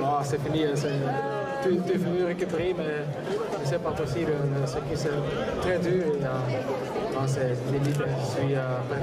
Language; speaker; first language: French; non-native, local second language; Dutch